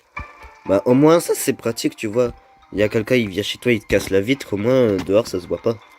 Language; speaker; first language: French; native; French